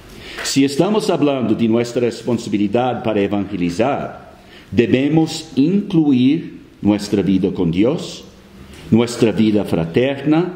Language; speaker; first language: Spanish; non-native, fluent; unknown